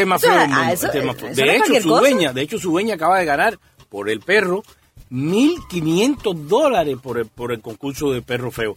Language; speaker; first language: Spanish; native; Spanish